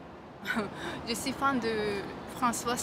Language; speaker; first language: French; non-native, fluent; Japanese